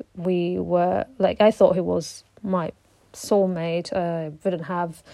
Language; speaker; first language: English; non-native, fluent; Italian